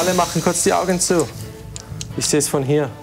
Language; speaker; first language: German; native; German